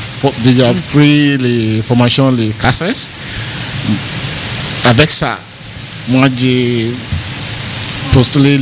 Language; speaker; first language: French; non-native, learner; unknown